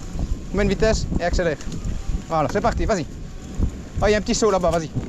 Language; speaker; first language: French; native; French